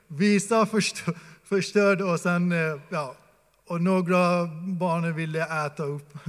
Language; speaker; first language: Swedish; non-native, fluent; Persian